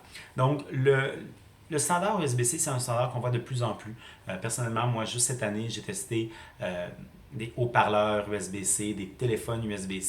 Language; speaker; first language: French; native; French